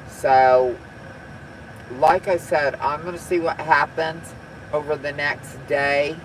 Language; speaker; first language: English; native; English